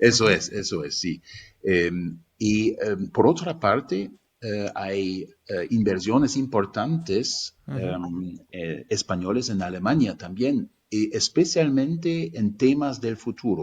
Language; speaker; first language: Spanish; non-native, fluent; German